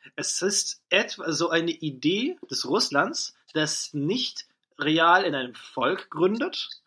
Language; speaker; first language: German; non-native, fluent; Russian